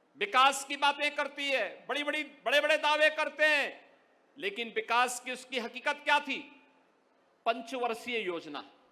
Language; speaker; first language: Hindi; native; Hindi